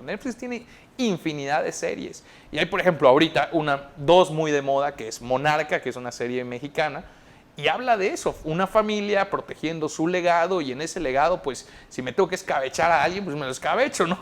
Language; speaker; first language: Spanish; native; Spanish